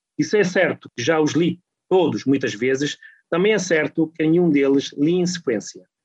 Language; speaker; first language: Portuguese; non-native, fluent; Italian